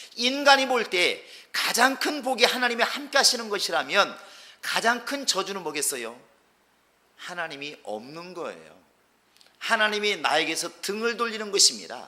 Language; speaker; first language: Korean; native; Korean